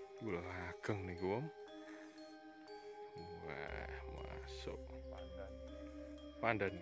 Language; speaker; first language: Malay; non-native, local second language; Javanese